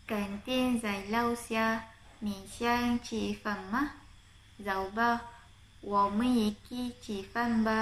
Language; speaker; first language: Chinese; non-native, learner; Malay